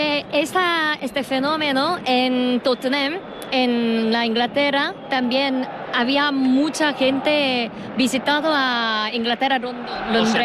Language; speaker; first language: Spanish; non-native, learner; Korean